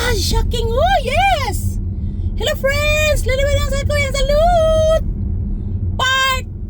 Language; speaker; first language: Filipino; native; Filipino